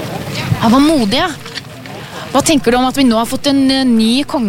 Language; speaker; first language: Norwegian; native; Norwegian